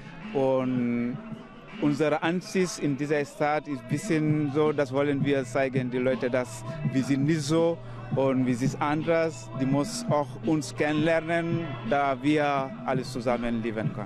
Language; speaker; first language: German; non-native, learner; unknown